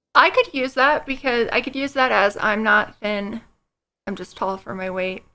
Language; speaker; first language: English; native; English